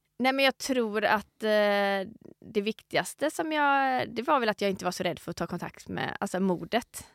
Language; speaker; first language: Swedish; native; Swedish